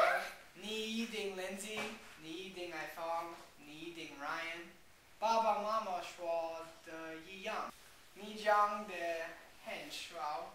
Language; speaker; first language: Chinese; non-native, learner; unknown